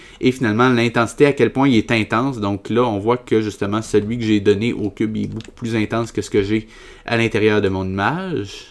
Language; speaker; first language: French; native; French